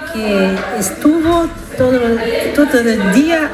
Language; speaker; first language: Spanish; non-native, learner; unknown